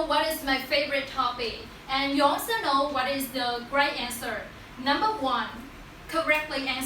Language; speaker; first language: English; non-native, learner; Vietnamese